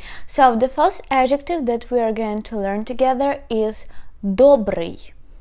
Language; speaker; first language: English; non-native, fluent; Ukrainian